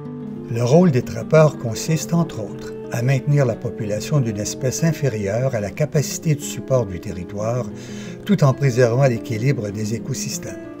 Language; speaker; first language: French; native; French